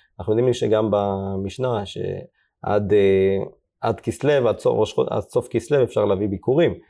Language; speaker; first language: Hebrew; early bilingual, other home language; Amharic